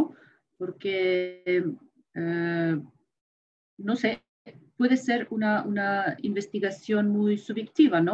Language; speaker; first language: Spanish; non-native, fluent; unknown